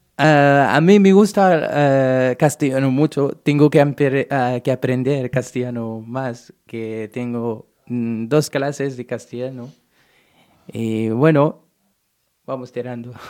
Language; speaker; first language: Spanish; non-native, learner; Arabic